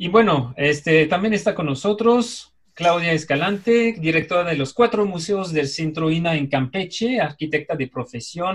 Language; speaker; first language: Spanish; native; Spanish